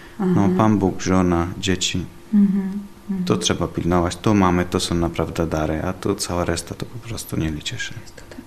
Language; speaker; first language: Polish; non-native, learner; Italian